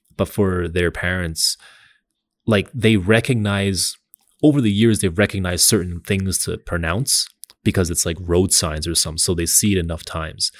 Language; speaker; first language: English; early bilingual, other home language; Cantonese